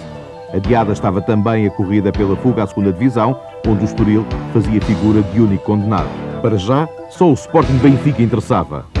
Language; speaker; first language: Portuguese; native; Portuguese